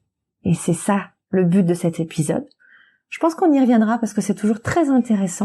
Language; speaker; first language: French; native; French